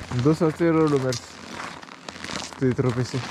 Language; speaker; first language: Spanish; non-native, learner; French